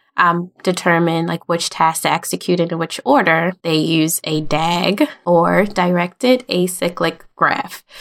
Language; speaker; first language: English; native; English